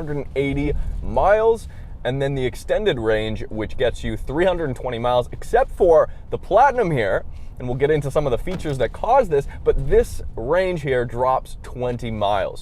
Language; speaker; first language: English; native; English